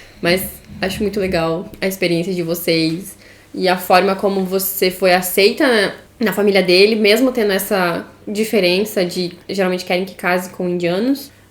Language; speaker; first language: Portuguese; native; Portuguese